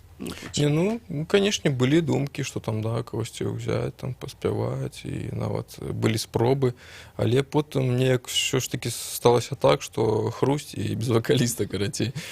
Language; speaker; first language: Belarusian; non-native, local second language; Russian